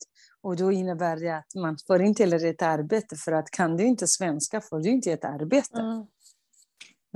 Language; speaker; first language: Swedish; non-native, fluent; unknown